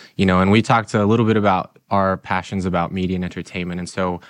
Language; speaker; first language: English; non-native, fluent; Portuguese